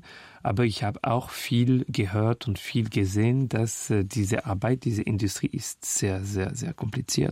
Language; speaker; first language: German; non-native, fluent; French